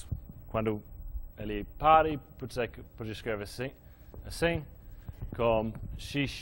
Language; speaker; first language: Portuguese; non-native, fluent; English